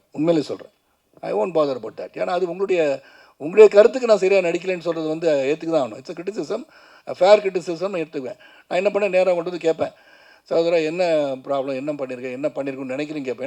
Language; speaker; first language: Tamil; native; Tamil